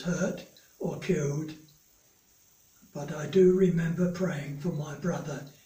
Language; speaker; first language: English; native; English